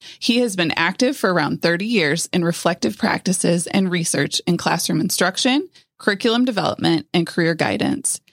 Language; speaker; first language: English; native; English